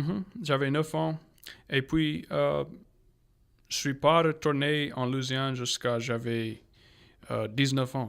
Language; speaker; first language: French; non-native, local second language; English